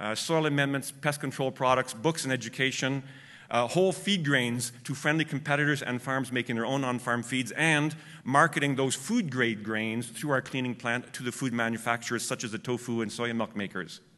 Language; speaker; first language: English; native; English